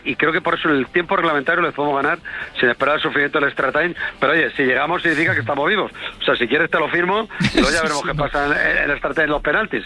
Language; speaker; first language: Spanish; native; Spanish